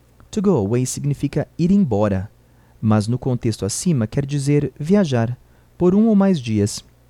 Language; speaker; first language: Portuguese; native; Portuguese